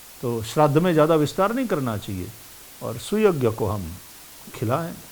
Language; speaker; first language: Hindi; non-native, local second language; Gujarati